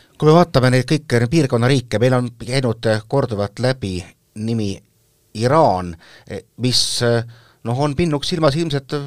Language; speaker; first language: Estonian; native; Estonian